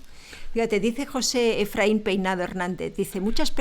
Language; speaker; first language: Spanish; native; Spanish